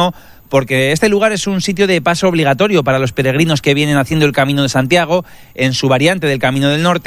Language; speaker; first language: Spanish; native; Spanish